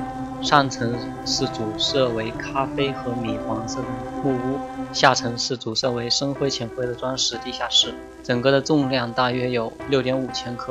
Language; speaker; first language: Chinese; native; Chinese